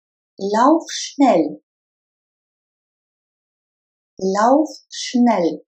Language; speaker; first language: German; non-native, fluent; Russian